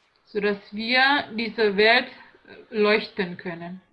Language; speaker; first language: German; non-native, learner; Indonesian